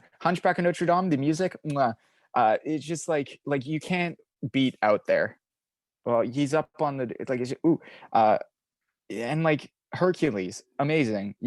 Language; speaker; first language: English; native; English